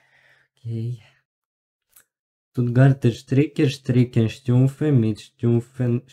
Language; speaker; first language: German; non-native, learner; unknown